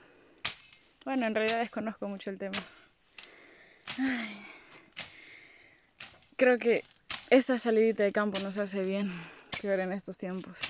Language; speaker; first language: Spanish; native; Spanish